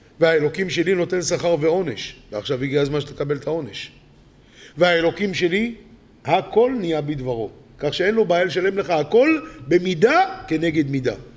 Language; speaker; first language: Hebrew; native; Hebrew